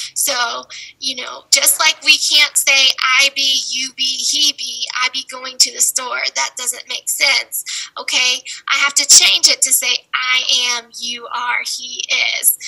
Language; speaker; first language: English; native; English